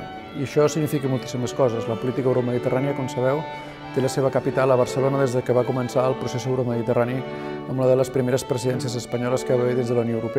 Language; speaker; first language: Catalan; native; Catalan